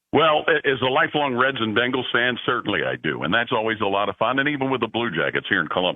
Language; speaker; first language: English; native; English